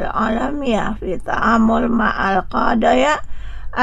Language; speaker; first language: Arabic; non-native, fluent; Indonesian